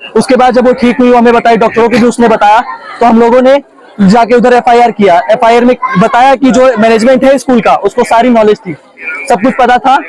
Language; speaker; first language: Hindi; native; Hindi